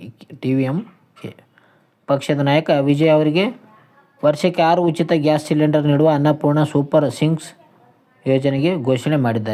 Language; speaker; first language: Kannada; native; Kannada